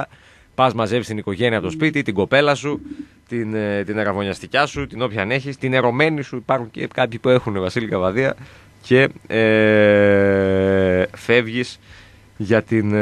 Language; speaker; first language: Greek; native; Greek